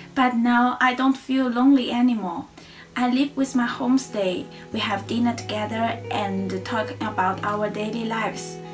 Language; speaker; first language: English; non-native, learner; Chinese